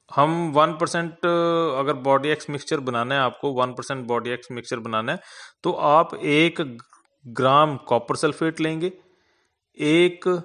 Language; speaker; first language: Hindi; non-native, local second language; Punjabi